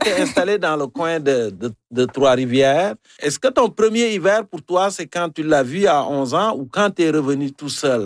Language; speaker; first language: French; native; French